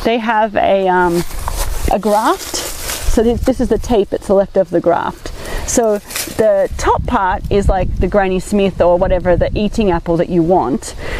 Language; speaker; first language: English; native; English